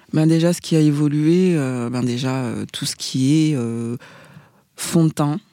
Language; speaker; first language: French; native; French